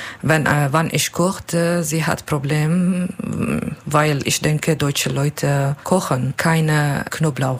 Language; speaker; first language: German; non-native, learner; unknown